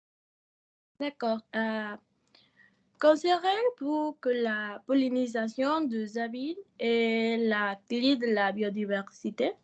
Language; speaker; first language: French; non-native, learner; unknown